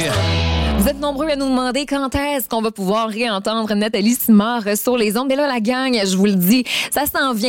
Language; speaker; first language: French; native; French